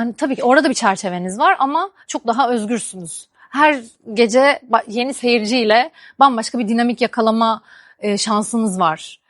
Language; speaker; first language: Turkish; native; Turkish